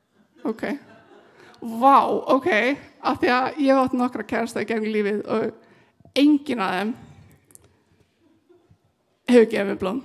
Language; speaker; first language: Icelandic; native; Icelandic